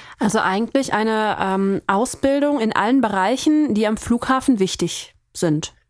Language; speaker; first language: German; native; German